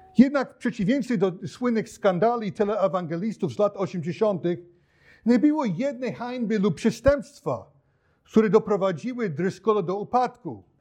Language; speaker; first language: Polish; non-native, fluent; English